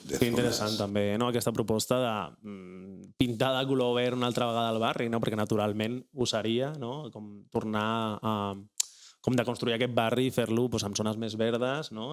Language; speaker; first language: Catalan; native; Catalan